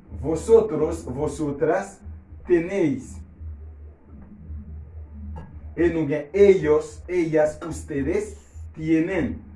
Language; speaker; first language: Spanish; non-native, learner; Haitian Creole